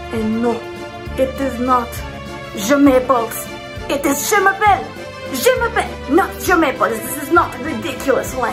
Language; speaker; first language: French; non-native, learner; English